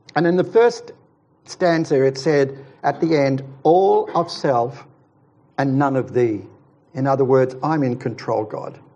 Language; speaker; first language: English; native; English